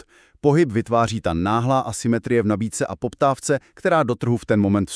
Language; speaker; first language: Czech; native; Czech